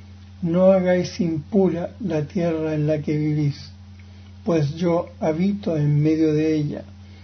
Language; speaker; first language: Spanish; native; Spanish